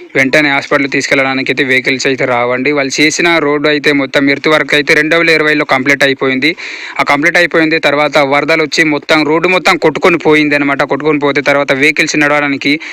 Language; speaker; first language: Telugu; native; Telugu